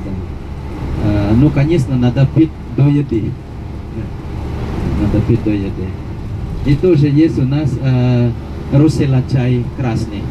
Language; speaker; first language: Russian; non-native, fluent; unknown